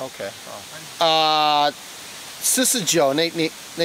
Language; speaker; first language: Chinese; non-native, fluent; English